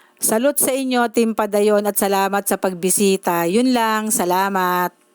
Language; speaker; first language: Filipino; native; Filipino